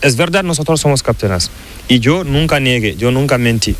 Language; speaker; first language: Spanish; non-native, learner; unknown